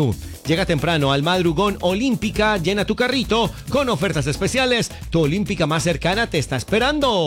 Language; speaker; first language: Spanish; native; Spanish